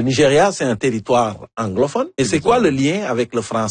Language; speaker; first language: French; native; French